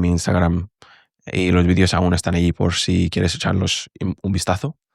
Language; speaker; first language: Spanish; non-native, fluent; English